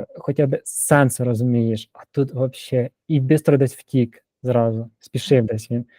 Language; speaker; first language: Ukrainian; native; Ukrainian